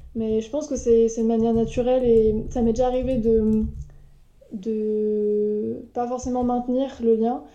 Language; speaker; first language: French; native; French